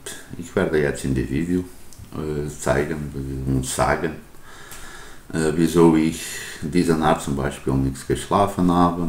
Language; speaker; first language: German; non-native, learner; Portuguese